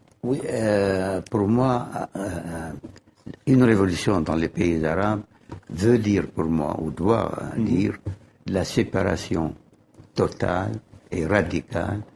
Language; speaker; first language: French; non-native, fluent; Arabic